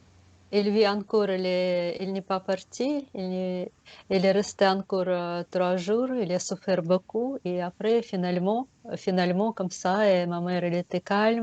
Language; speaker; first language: French; non-native, fluent; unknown